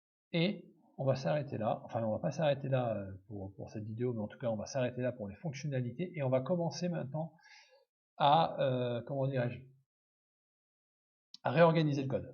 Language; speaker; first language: French; native; French